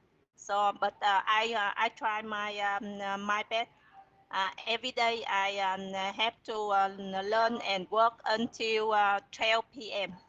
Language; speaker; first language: English; non-native, learner; Vietnamese